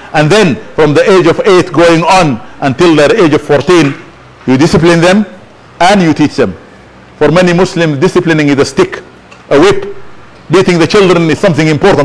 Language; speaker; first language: English; non-native, fluent; Arabic